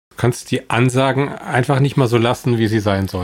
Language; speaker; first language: German; native; German